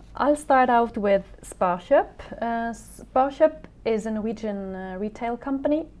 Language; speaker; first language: English; non-native, fluent; Norwegian